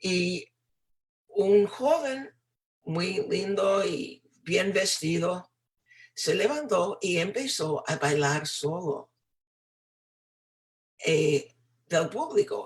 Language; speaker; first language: Spanish; non-native, fluent; English